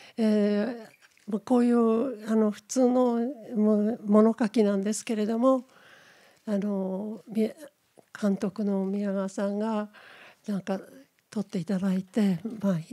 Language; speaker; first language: Japanese; native; Japanese